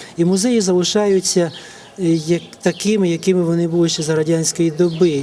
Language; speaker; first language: Ukrainian; native; Ukrainian